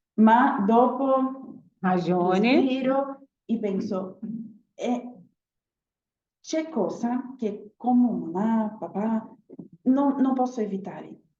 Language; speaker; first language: Italian; non-native, learner; Portuguese